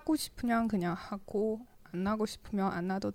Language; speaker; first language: Korean; non-native, learner; Chinese